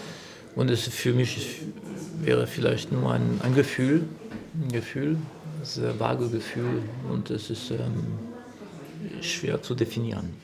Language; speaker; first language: German; non-native, fluent; French